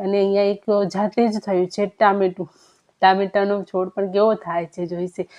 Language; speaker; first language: Gujarati; non-native, local second language; Kachhi